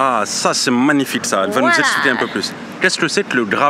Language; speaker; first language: French; native; French